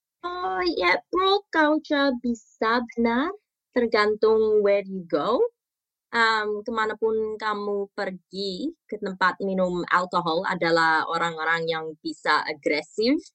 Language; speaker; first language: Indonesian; early bilingual, heritage; Indonesian